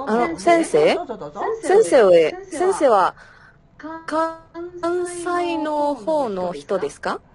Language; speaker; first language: Japanese; non-native, learner; Spanish